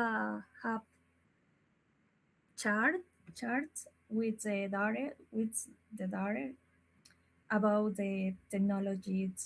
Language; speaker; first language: English; non-native, learner; Spanish